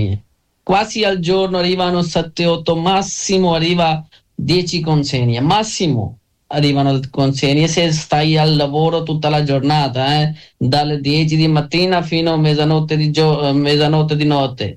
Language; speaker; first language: Italian; non-native, learner; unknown